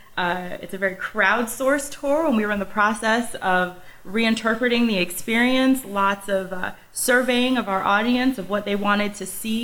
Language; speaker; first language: English; native; English